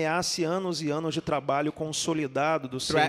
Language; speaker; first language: Portuguese; native; Portuguese